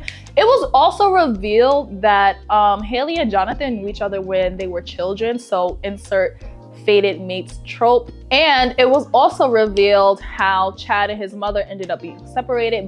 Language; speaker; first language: English; native; English